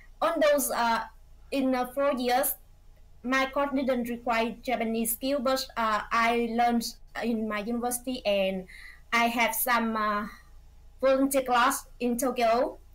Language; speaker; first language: English; non-native, fluent; Vietnamese